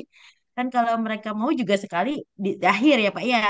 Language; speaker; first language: Indonesian; native; Indonesian